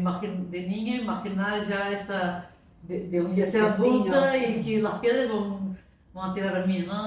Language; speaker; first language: Spanish; non-native, fluent; Portuguese